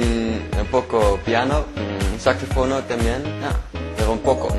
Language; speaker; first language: Spanish; non-native, learner; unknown